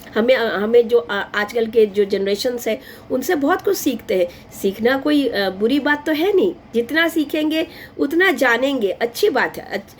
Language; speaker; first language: Hindi; non-native, local second language; Bangla